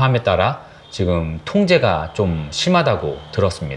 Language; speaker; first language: Korean; native; Korean